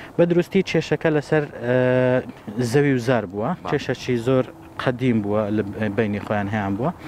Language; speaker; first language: Central Kurdish; native; Central Kurdish